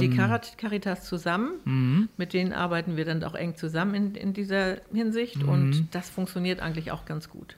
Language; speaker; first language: German; native; German